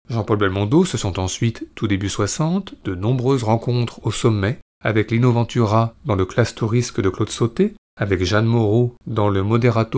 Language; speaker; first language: French; native; French